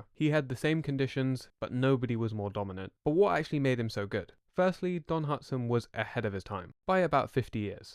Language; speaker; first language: English; native; English